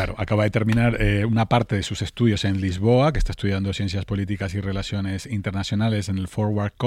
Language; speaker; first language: Spanish; native; Spanish